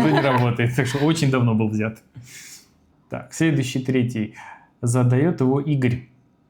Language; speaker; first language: Russian; native; Russian